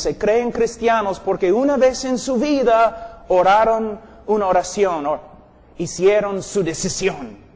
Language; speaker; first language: Spanish; non-native, fluent; English